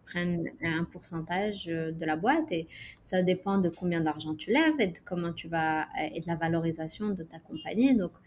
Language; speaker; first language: French; non-native, local second language; Arabic